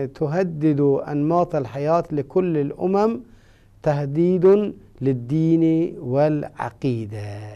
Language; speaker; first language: Arabic; non-native, fluent; Persian